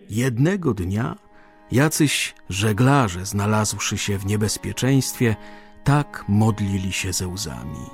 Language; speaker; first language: Polish; native; Polish